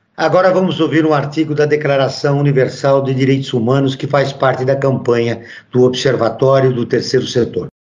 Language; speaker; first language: Portuguese; native; Portuguese